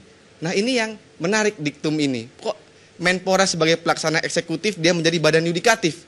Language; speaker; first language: Indonesian; native; Indonesian